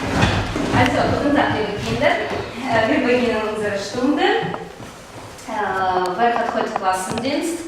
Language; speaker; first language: German; non-native, fluent; Russian